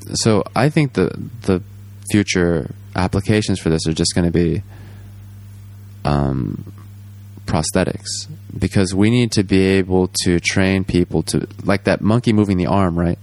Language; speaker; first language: English; native; English